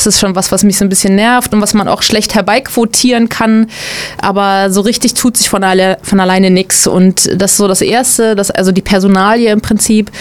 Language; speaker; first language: German; native; German